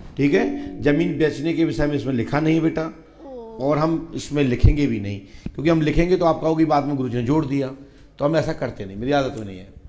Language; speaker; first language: Hindi; native; Hindi